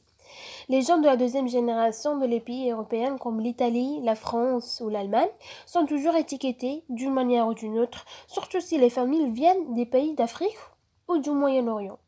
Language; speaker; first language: French; non-native, fluent; Italian